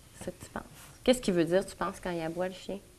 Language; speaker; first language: French; native; French